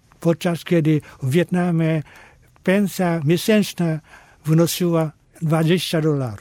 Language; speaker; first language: Polish; non-native, fluent; Vietnamese